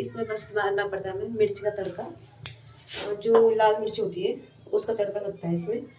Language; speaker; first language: Hindi; native; Hindi